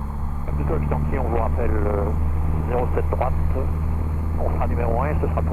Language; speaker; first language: French; native; French